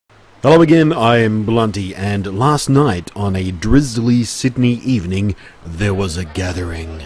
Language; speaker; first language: English; native; English